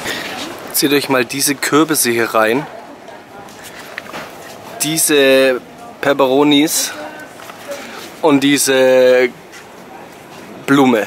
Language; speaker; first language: German; native; German